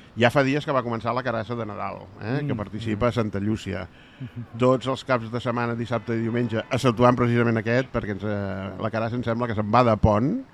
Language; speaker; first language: Catalan; native; Catalan